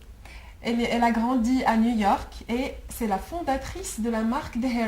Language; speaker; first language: French; native; French